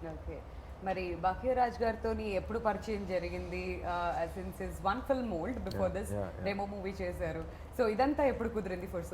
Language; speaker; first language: Telugu; native; Telugu